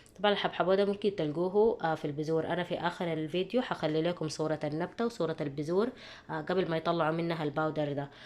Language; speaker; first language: Arabic; native; Arabic